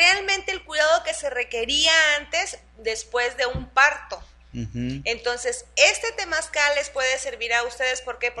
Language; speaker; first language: Spanish; native; Spanish